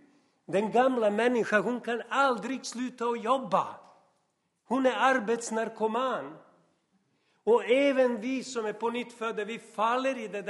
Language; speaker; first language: Swedish; non-native, fluent; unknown